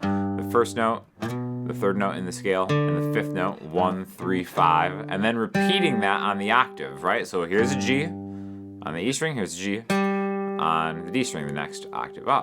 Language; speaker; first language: English; native; English